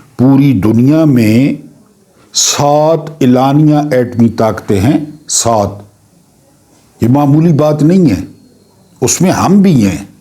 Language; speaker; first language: Urdu; non-native, local second language; Punjabi